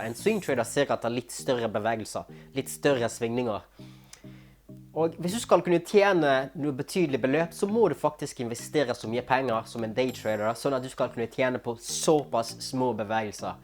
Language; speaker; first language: Norwegian; native; Norwegian